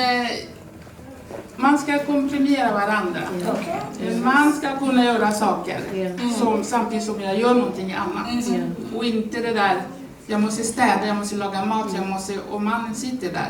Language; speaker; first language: Swedish; non-native, fluent; Swahili